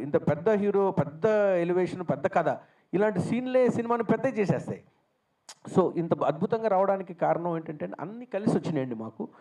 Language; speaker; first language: Telugu; native; Telugu